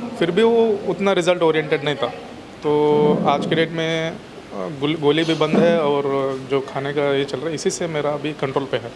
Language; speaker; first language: Hindi; non-native, local second language; Kannada